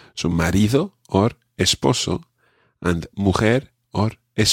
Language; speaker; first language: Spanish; non-native, fluent; English